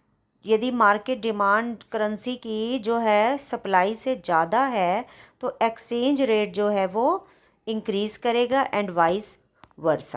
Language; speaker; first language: Hindi; non-native, local second language; Punjabi